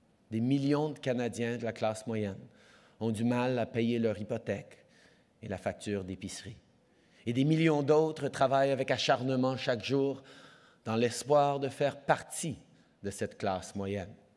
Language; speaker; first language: French; early bilingual, heritage; French